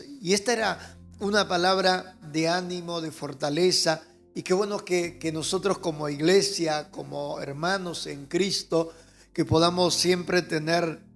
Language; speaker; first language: Spanish; native; Spanish